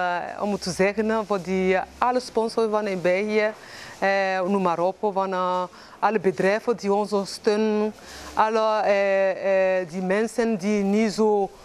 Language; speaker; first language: Dutch; non-native, learner; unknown